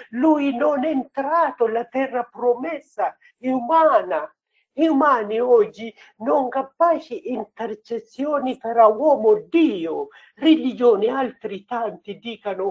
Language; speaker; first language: Italian; non-native, learner; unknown